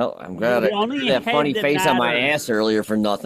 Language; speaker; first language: English; native; English